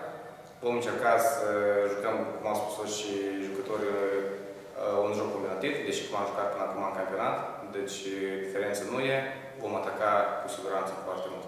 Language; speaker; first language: Romanian; native; Romanian